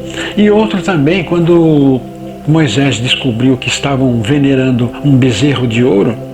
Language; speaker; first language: Portuguese; native; Portuguese